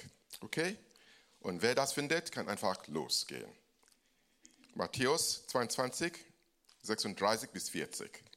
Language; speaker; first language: German; non-native, fluent; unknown